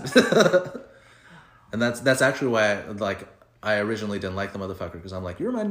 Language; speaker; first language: English; early bilingual, other home language; Spanish